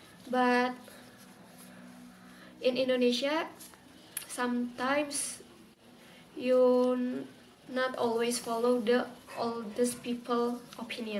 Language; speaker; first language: English; non-native, learner; Indonesian